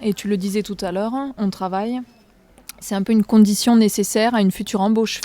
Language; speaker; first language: French; native; French